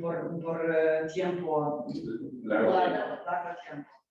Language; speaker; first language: Spanish; non-native, learner; Ukrainian